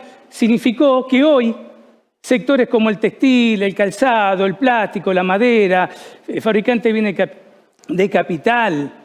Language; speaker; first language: Spanish; native; Spanish